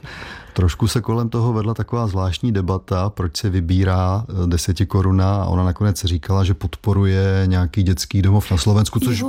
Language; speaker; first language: Czech; native; Czech